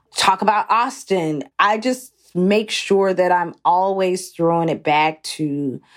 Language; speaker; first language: English; native; English